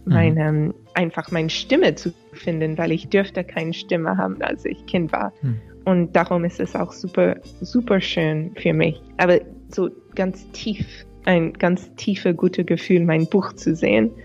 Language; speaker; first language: German; non-native, fluent; English